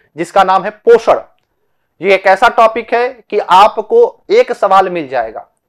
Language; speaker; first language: Hindi; native; Hindi